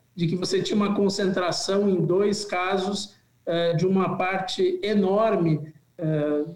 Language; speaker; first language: Portuguese; native; Portuguese